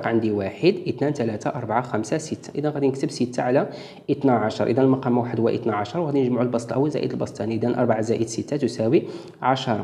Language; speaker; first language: Arabic; native; Arabic